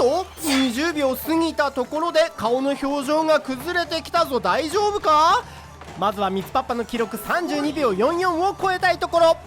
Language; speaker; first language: Japanese; native; Japanese